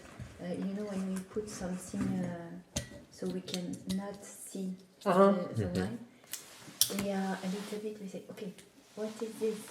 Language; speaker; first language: English; non-native, learner; French